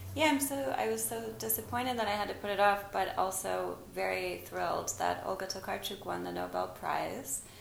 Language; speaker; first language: English; native; English